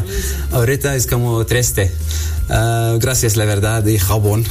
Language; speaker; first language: Spanish; non-native, learner; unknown